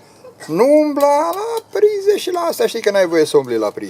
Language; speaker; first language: Romanian; native; Romanian